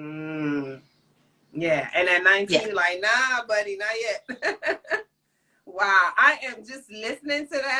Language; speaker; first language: English; native; English